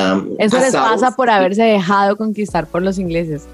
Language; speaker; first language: Spanish; native; Spanish